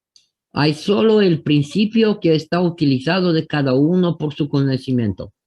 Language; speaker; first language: Spanish; non-native, fluent; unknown